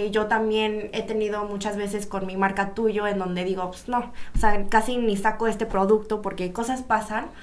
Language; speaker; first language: Spanish; early bilingual, other home language; Korean